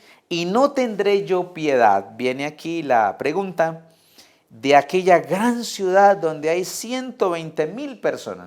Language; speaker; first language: Spanish; native; Spanish